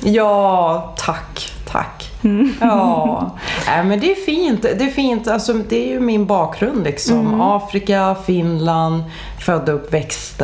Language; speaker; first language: Swedish; early bilingual, other home language; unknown